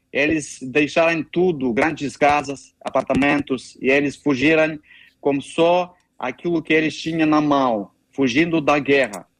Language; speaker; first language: Portuguese; non-native, learner; Ukrainian